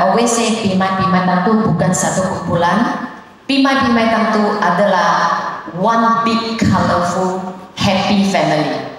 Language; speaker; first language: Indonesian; non-native, local second language; Chinese